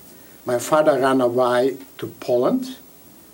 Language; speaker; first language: English; non-native, fluent; Yiddish